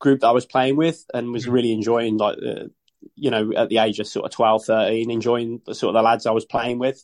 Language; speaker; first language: English; native; English